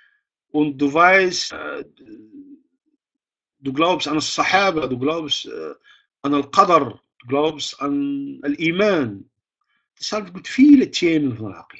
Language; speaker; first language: German; non-native, fluent; Arabic